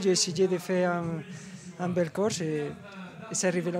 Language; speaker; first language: French; non-native, learner; Spanish